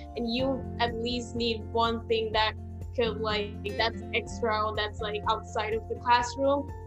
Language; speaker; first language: English; non-native, local second language; Sinhala